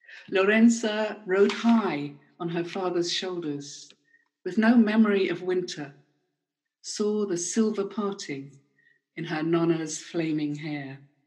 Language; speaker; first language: English; native; English